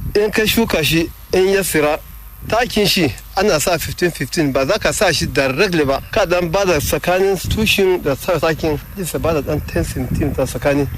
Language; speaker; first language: Hausa; non-native, local second language; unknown